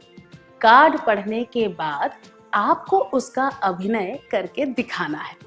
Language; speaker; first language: Hindi; native; Hindi